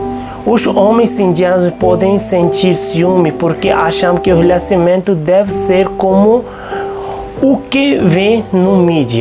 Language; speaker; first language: Portuguese; non-native, local second language; Hindi